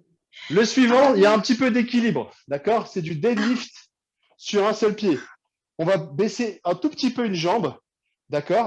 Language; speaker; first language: French; native; French